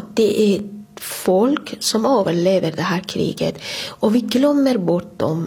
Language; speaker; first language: Swedish; non-native, fluent; Persian